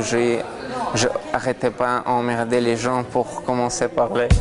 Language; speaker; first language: French; non-native, learner; Russian